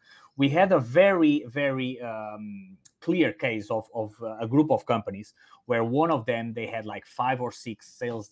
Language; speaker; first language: English; non-native, fluent; Portuguese